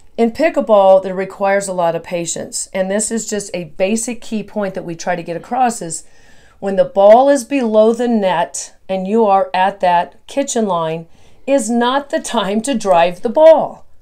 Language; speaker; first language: English; native; English